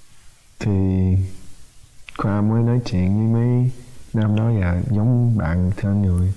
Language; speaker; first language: Vietnamese; early bilingual, heritage; Vietnamese